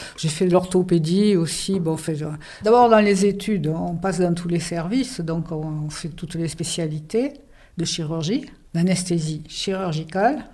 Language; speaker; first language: French; native; French